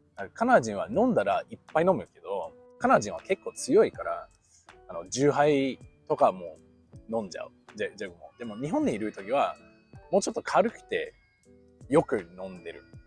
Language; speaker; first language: Japanese; non-native, fluent; English